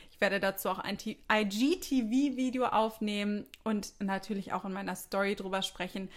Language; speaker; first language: German; native; German